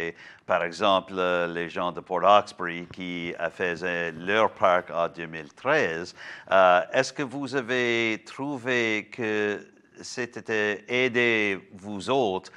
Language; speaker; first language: French; non-native, learner; English